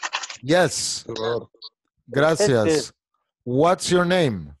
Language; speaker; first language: English; non-native, fluent; Spanish